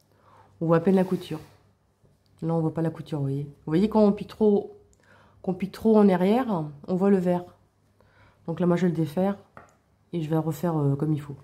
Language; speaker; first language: French; native; French